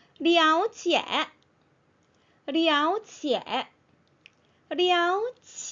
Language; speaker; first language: Chinese; non-native, fluent; Korean